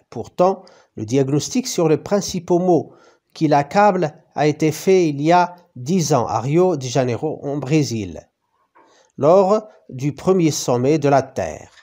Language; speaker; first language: French; non-native, local second language; Arabic